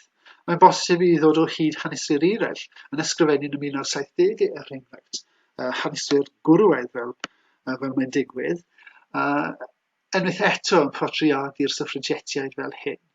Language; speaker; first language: Welsh; native; Welsh